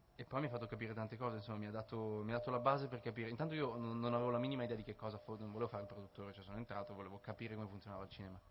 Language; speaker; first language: Italian; native; Italian